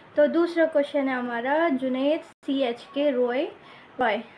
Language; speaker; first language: Hindi; native; Hindi